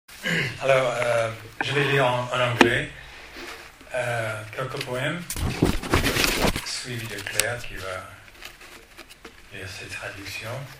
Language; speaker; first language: French; non-native, fluent; English